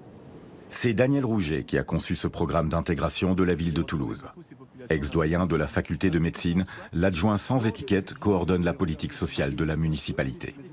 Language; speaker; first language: French; native; French